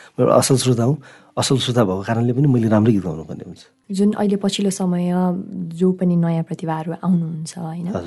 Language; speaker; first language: Nepali; non-native, local second language; Sherpa